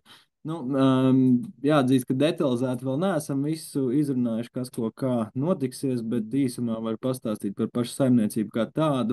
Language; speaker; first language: Latvian; native; Latvian